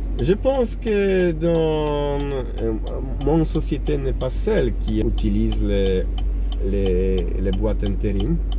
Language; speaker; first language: French; non-native, learner; Polish